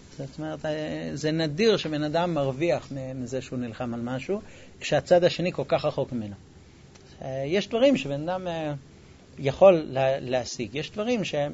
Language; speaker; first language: Hebrew; non-native, fluent; English